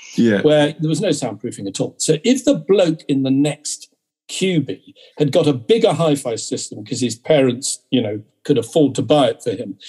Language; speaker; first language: English; native; English